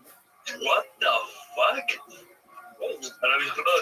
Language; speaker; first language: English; non-native, learner; Spanish